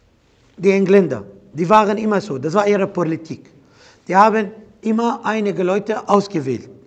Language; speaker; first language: German; non-native, fluent; Arabic